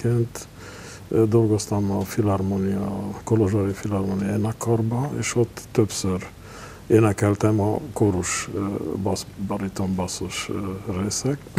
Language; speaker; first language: Hungarian; non-native, local second language; Romanian